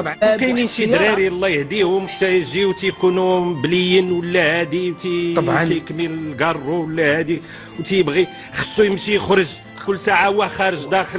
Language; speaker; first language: Arabic; native; Arabic